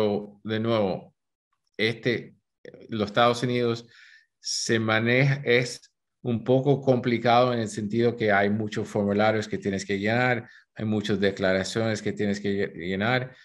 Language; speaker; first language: Spanish; early bilingual, heritage; Spanish